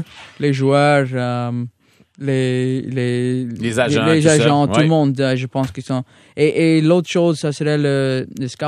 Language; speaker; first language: French; non-native, local second language; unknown